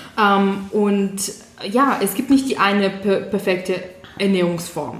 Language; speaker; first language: German; non-native, fluent; Bulgarian